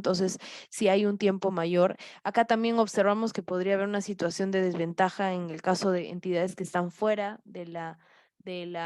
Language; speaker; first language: Spanish; native; Spanish